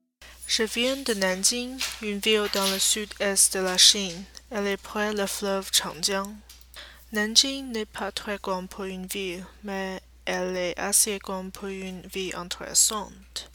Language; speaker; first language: French; non-native, learner; Chinese